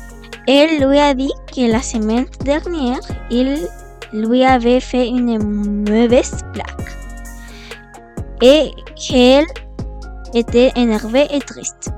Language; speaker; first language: French; non-native, fluent; Spanish